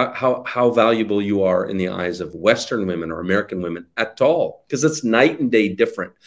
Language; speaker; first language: English; native; English